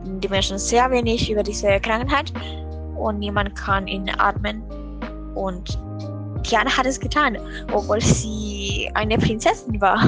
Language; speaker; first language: German; non-native, learner; Spanish